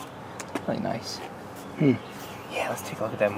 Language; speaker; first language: English; native; English